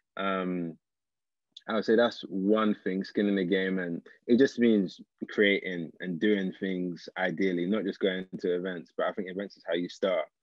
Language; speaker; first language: English; native; English